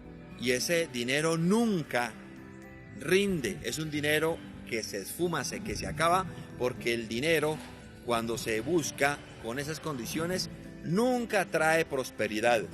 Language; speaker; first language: Spanish; native; Spanish